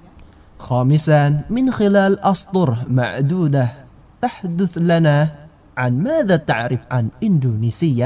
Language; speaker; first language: Arabic; non-native, fluent; Indonesian